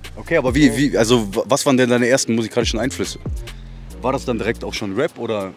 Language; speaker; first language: German; native; German